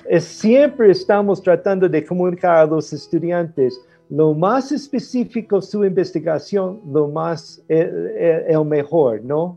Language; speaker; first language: Spanish; non-native, fluent; English